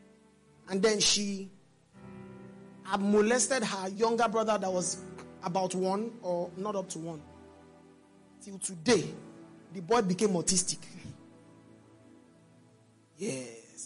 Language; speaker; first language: English; non-native, local second language; Yoruba